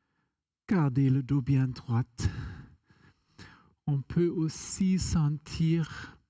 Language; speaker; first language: French; non-native, fluent; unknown